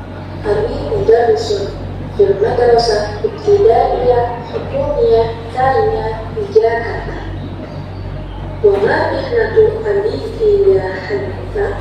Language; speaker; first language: Arabic; non-native, learner; Indonesian